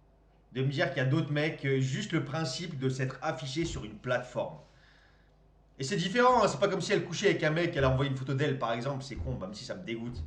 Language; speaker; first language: French; native; French